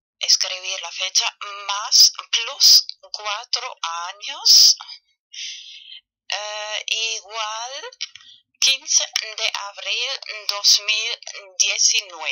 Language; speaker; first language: Spanish; non-native, fluent; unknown